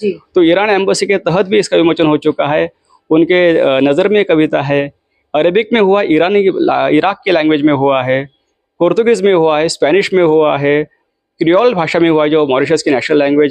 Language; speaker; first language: Hindi; non-native, local second language; Marathi